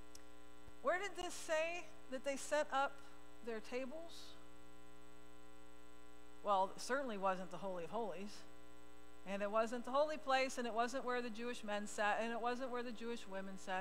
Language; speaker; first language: English; native; English